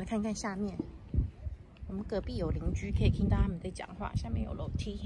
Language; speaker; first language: Chinese; native; Chinese